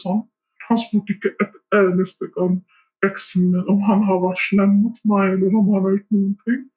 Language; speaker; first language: Norwegian; non-native, fluent; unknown